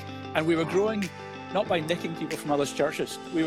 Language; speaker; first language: English; native; English